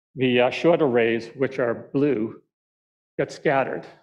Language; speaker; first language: English; native; English